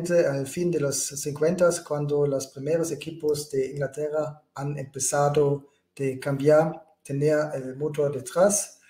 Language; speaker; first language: Spanish; non-native, fluent; German